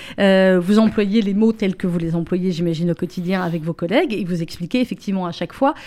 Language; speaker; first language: French; native; French